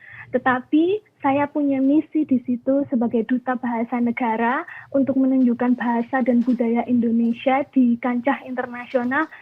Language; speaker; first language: Indonesian; non-native, local second language; Javanese